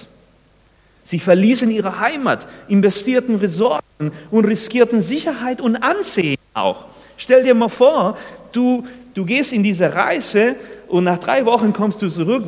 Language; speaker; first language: German; non-native, fluent; Spanish